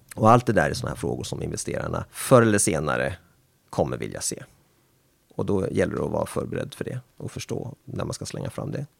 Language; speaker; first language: Swedish; native; Swedish